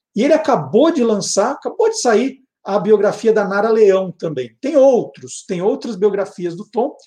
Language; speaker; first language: Portuguese; native; Portuguese